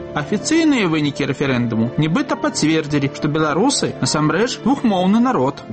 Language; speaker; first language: Belarusian; native; Belarusian